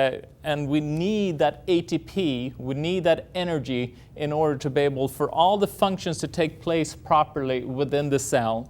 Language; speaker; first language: English; non-native, fluent; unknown